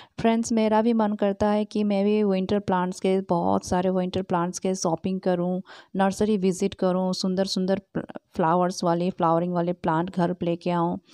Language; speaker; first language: Hindi; native; Hindi